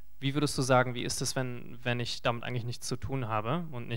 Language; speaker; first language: German; non-native, fluent; English